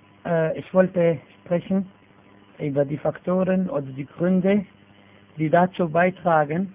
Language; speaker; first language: German; non-native, fluent; Arabic